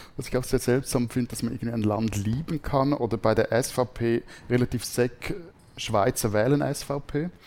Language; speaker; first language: German; native; German